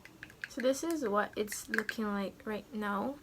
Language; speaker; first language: English; native; English